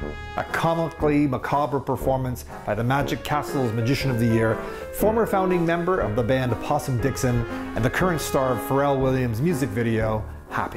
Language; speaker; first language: English; native; English